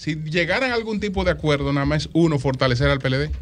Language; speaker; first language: Spanish; native; Spanish